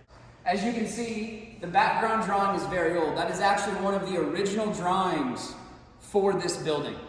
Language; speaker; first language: English; native; English